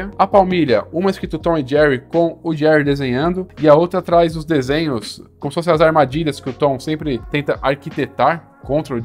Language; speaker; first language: Portuguese; native; Portuguese